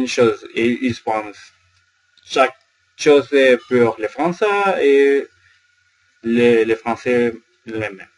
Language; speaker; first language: French; non-native, learner; Spanish